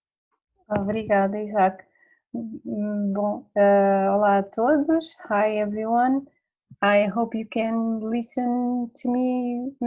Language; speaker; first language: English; non-native, fluent; Portuguese